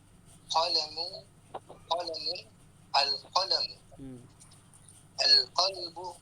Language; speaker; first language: Arabic; non-native, learner; Malay